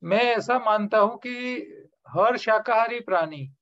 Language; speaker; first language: Hindi; non-native, local second language; Gujarati